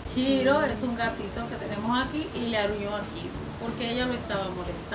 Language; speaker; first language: Spanish; native; Spanish